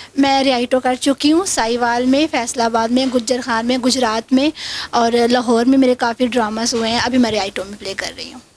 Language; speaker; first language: Urdu; non-native, local second language; Punjabi